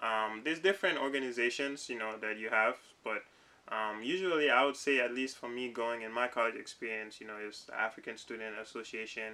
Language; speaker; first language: English; non-native, local second language; Wolof